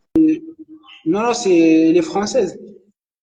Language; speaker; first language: French; non-native, local second language; Arabic